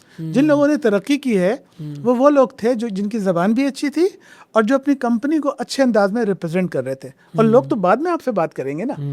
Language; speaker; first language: Urdu; native; Urdu